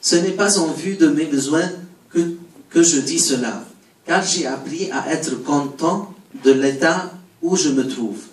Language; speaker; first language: French; non-native, learner; Arabic